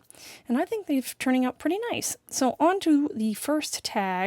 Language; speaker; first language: English; native; English